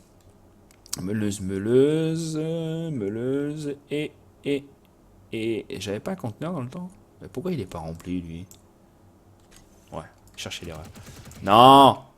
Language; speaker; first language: French; native; French